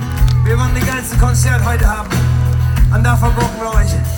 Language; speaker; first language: German; non-native, fluent; English